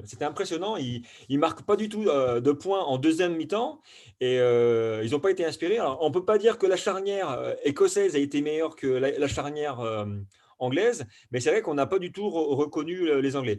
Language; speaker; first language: French; native; French